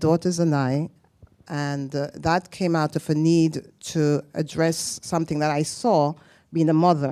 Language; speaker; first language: English; native; English